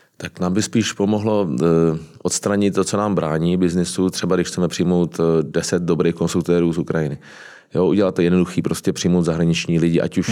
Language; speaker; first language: Czech; native; Czech